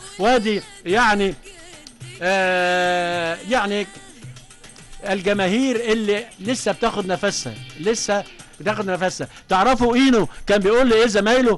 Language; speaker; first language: Arabic; native; Arabic